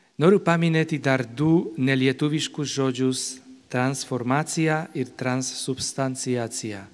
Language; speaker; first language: Lithuanian; non-native, fluent; Slovak